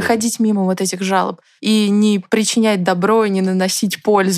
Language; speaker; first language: Russian; native; Russian